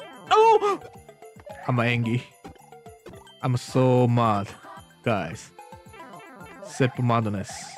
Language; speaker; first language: English; non-native, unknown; Japanese